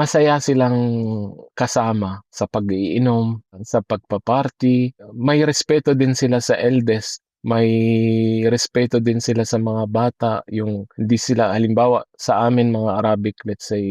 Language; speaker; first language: Filipino; non-native, fluent; Arabic